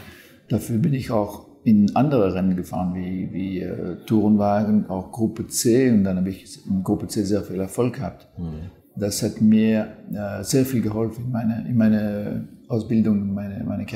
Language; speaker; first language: German; non-native, fluent; French